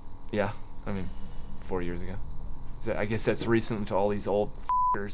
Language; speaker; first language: English; native; English